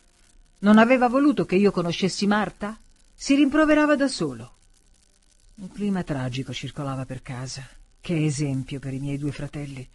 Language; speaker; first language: Italian; native; Italian